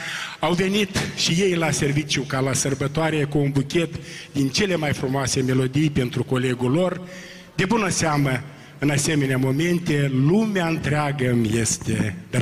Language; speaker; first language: Romanian; native; Romanian